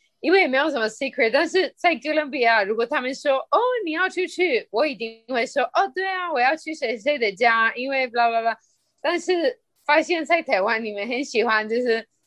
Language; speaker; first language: Chinese; non-native, fluent; Spanish